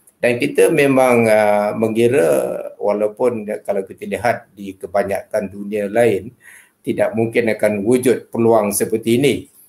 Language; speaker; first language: Malay; native; Malay